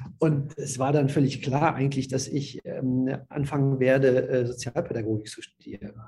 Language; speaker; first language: German; early bilingual, other home language; Russian